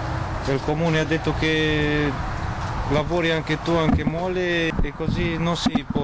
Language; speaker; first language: Italian; non-native, learner; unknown